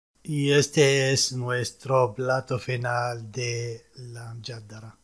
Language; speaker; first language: Spanish; non-native, fluent; Arabic